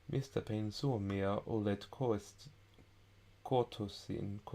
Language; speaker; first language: Finnish; non-native, learner; English